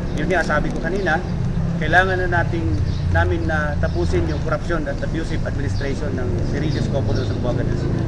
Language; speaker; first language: Filipino; non-native, local second language; Cebuano